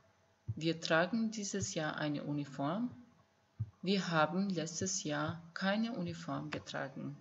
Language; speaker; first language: German; non-native, fluent; Albanian